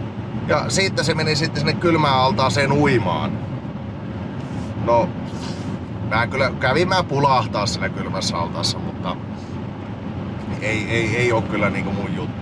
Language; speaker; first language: Finnish; native; Finnish